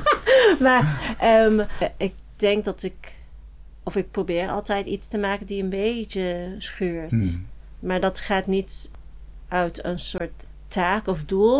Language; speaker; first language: Dutch; non-native, fluent; English